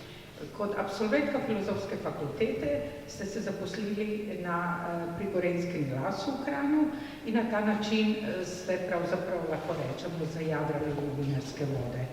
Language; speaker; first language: Slovenian; native; Slovenian